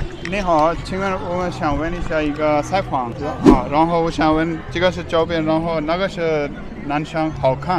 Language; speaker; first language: Chinese; non-native, learner; Urdu